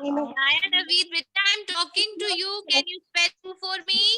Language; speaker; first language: English; non-native, fluent; Urdu